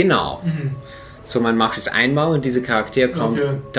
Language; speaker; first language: German; non-native, fluent; English